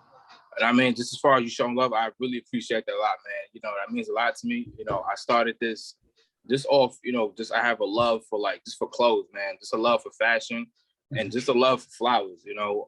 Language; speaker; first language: English; native; English